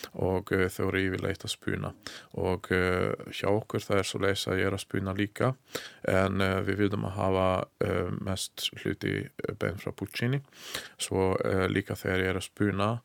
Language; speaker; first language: Icelandic; non-native, learner; Hungarian